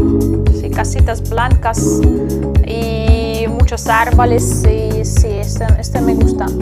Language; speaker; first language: Spanish; non-native, fluent; Russian